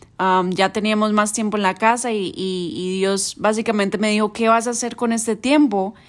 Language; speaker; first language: Spanish; early bilingual, heritage; Spanish